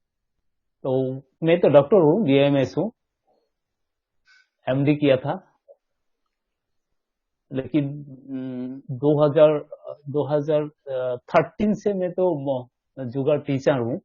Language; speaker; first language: Hindi; non-native, local second language; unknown